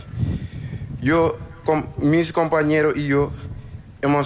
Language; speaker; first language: Spanish; non-native, learner; Wolof